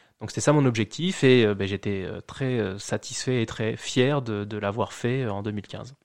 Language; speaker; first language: French; native; French